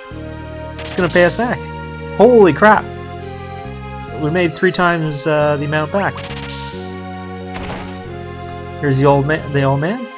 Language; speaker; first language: English; native; English